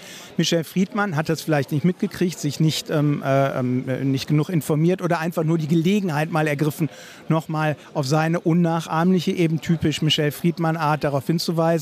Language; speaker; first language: German; native; German